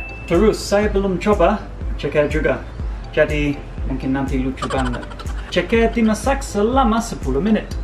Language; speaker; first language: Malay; non-native, learner; English